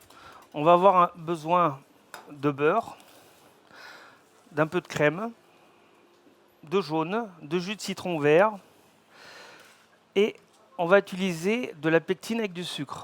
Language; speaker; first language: French; native; French